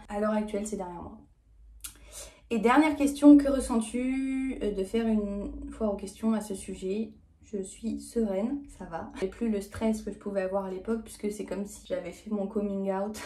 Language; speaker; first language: French; native; French